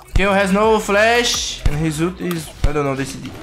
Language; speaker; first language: English; non-native, learner; Portuguese